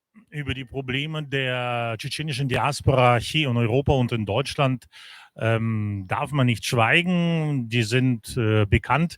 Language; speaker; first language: German; non-native, fluent; Russian